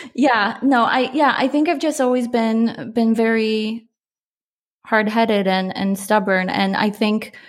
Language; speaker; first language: English; early bilingual, other home language; Polish